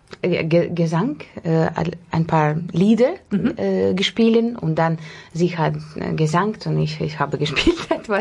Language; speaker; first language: German; non-native, fluent; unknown